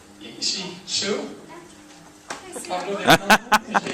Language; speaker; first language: Spanish; non-native, fluent; English